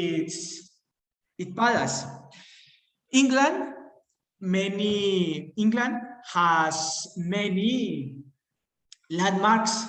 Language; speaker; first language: English; non-native, learner; Spanish